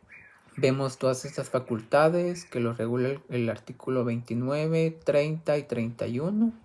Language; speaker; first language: Spanish; native; Spanish